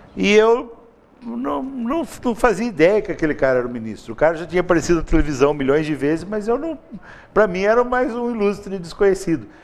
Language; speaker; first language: Portuguese; native; Portuguese